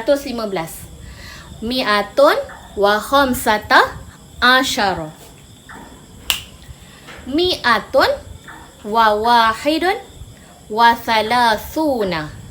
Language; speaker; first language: Arabic; non-native, fluent; Malay